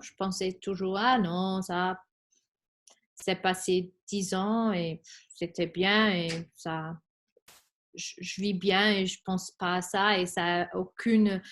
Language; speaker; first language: French; non-native, fluent; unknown